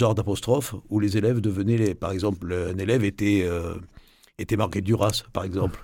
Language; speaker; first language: French; native; French